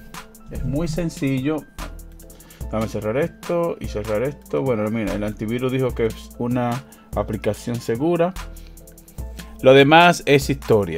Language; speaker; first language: Spanish; native; Spanish